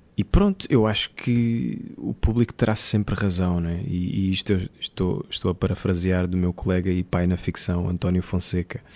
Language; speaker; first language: Portuguese; native; Portuguese